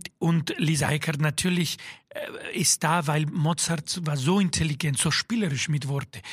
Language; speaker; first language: German; non-native, fluent; Spanish